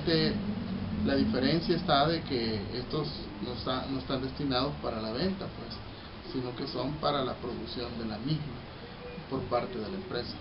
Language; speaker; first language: Spanish; native; Spanish